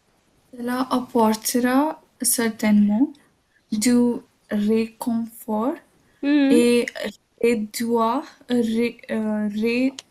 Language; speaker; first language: French; non-native, learner; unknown